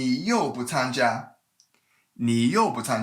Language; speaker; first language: Chinese; non-native, fluent; English